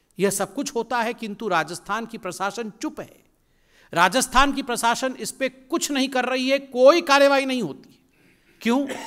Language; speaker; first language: Hindi; native; Hindi